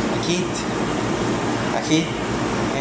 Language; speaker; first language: Arabic; non-native, learner; Filipino